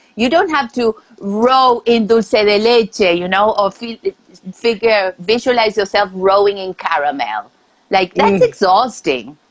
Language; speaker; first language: English; non-native, fluent; Spanish